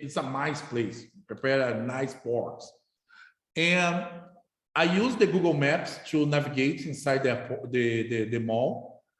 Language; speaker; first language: English; non-native, fluent; Portuguese